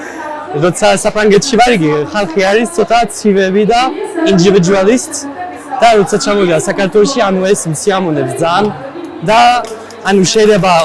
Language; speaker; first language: Georgian; non-native, learner; French